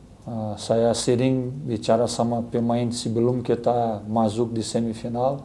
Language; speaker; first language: Indonesian; non-native, learner; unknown